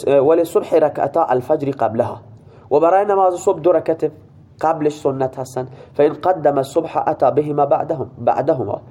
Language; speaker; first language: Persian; non-native, local second language; Baluchi